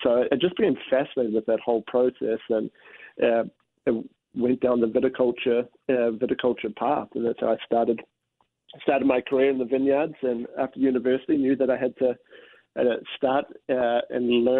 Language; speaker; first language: English; native; English